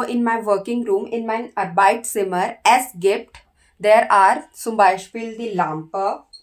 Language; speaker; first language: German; non-native, learner; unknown